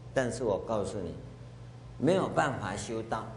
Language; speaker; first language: Chinese; native; Chinese